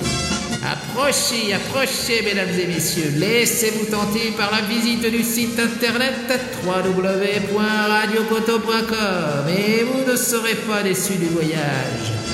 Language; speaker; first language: French; native; French